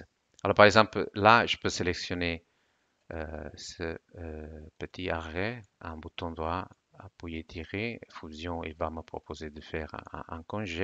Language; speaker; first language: French; non-native, fluent; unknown